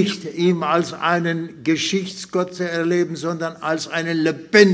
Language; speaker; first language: German; non-native, fluent; Russian